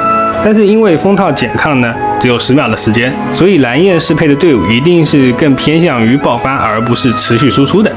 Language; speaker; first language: Chinese; native; Chinese